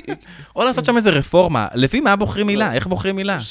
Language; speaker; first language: Hebrew; native; Hebrew